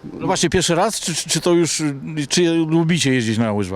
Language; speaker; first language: Polish; native; Polish